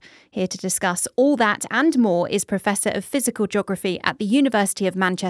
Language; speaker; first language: English; native; English